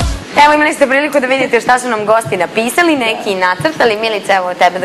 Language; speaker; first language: Croatian; native; Croatian